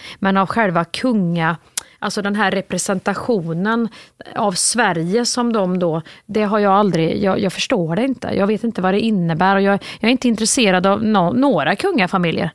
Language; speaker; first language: Swedish; native; Swedish